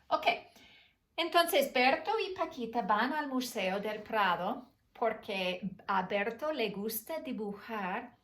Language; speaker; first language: Spanish; non-native, fluent; English